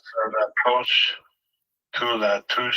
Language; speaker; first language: French; non-native, learner; English